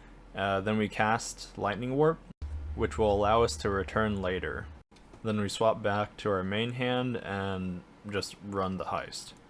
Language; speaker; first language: English; native; English